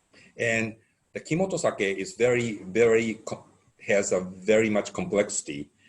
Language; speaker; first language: English; non-native, fluent; Japanese